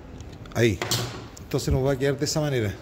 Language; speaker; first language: Spanish; native; Spanish